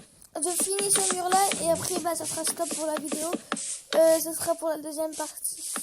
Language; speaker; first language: French; native; French